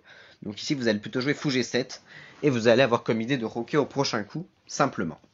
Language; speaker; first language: French; native; French